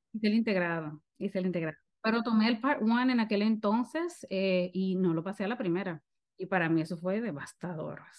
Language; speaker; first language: Spanish; native; Spanish